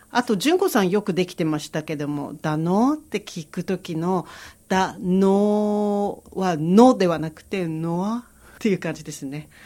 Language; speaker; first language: Japanese; native; Japanese